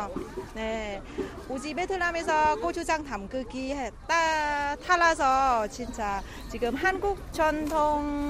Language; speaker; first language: Korean; non-native, learner; Vietnamese